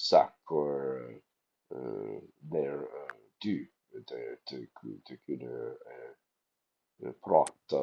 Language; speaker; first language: Swedish; non-native, learner; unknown